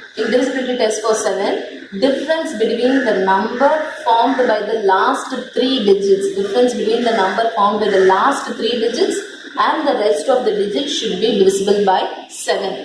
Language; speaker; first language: English; non-native, local second language; Tamil